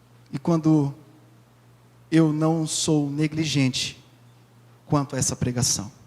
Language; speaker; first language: Portuguese; native; Portuguese